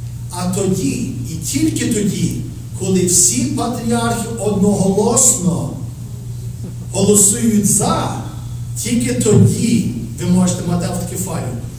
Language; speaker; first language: Ukrainian; early bilingual, heritage; Ukrainian